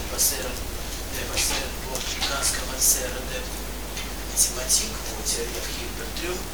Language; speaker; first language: Swedish; non-native, fluent; Russian